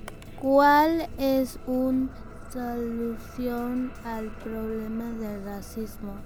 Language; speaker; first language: Spanish; early bilingual, other home language; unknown